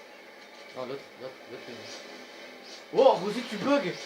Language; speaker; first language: French; native; French